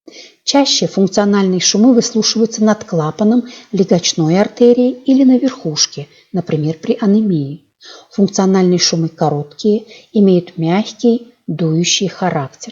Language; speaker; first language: Russian; native; Russian